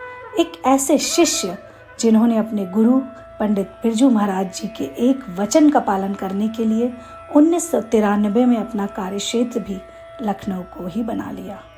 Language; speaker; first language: Hindi; native; Hindi